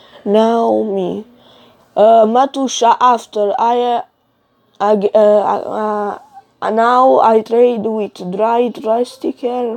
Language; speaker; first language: English; non-native, learner; Italian